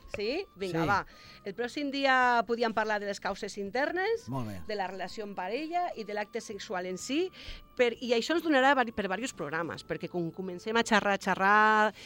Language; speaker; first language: Catalan; non-native, local second language; Spanish